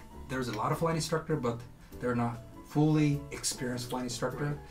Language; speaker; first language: English; non-native, fluent; Japanese